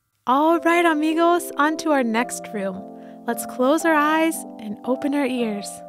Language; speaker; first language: English; native; English